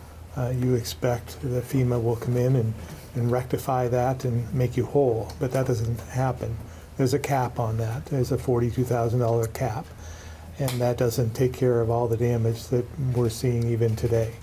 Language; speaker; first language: English; native; English